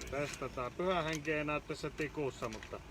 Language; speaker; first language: Finnish; native; Finnish